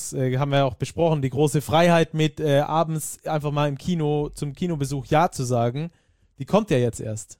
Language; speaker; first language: German; native; German